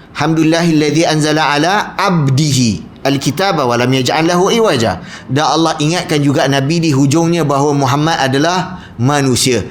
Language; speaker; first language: Malay; native; Malay